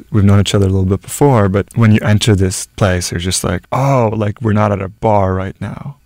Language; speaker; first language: English; non-native, fluent; Norwegian